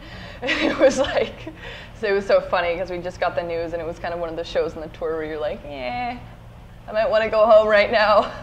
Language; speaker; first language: English; native; English